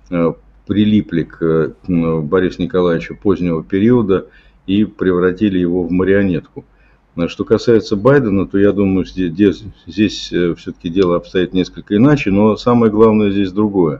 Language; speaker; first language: Russian; native; Russian